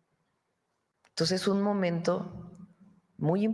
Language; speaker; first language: Spanish; native; Spanish